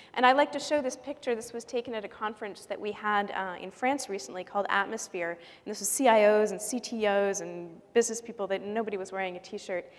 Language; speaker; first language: English; native; English